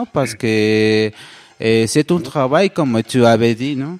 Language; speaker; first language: French; non-native, learner; Spanish